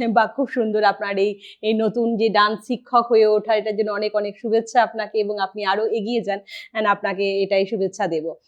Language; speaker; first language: Bangla; native; Bangla